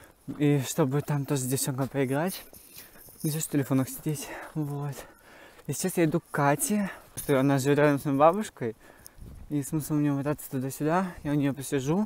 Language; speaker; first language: Russian; native; Russian